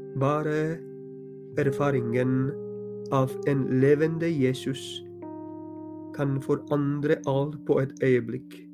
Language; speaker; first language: Norwegian; non-native, fluent; Polish